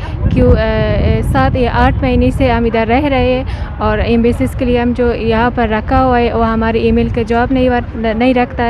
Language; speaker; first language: Hindi; non-native, local second language; Persian